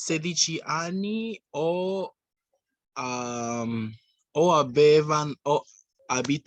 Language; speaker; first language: Italian; non-native, learner; English